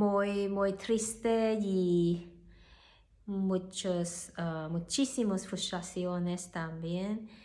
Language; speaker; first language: Spanish; non-native, learner; Cantonese